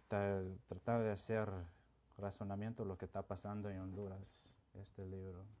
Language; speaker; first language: Spanish; non-native, local second language; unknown